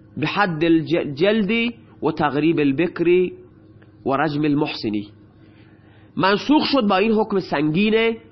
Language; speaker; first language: Persian; non-native, local second language; Baluchi